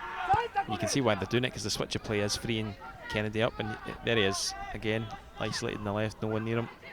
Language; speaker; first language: English; native; English